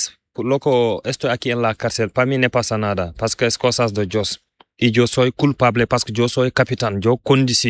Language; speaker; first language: Spanish; non-native, learner; Fula